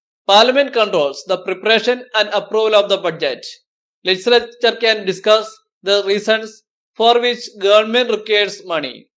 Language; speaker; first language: English; non-native, local second language; Malayalam